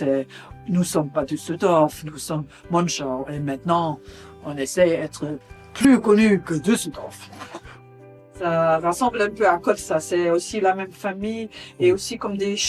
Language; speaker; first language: French; non-native, fluent; German